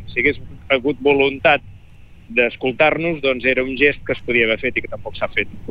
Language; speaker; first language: Catalan; native; Catalan